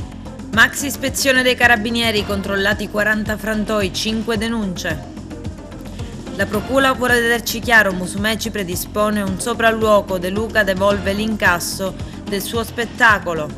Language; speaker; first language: Italian; native; Italian